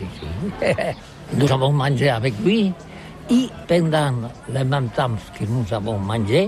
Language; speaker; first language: French; non-native, learner; Catalan